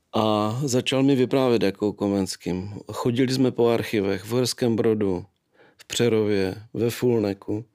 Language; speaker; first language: Czech; native; Czech